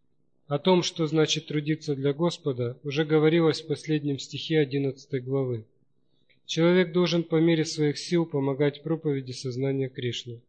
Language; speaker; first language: Russian; native; Russian